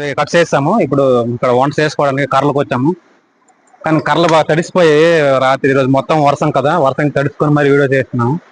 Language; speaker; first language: Telugu; non-native, local second language; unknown